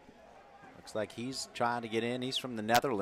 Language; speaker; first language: English; native; English